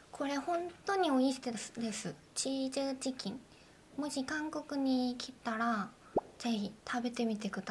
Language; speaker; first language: Japanese; non-native, learner; Korean